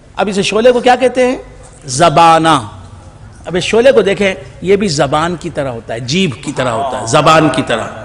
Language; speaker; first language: Urdu; native; Urdu